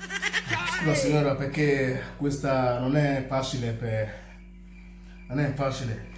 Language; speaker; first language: Italian; non-native, learner; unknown